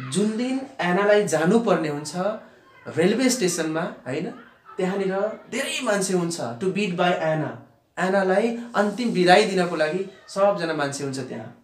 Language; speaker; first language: Nepali; non-native, local second language; Bhojpuri